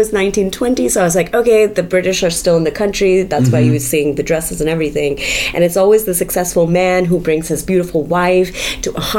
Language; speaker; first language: English; non-native, local second language; Urdu